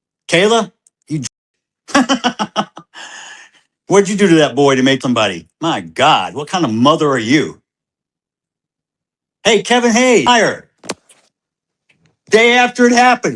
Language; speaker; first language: English; native; English